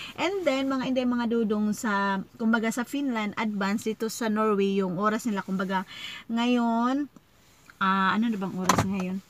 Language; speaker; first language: Filipino; native; Filipino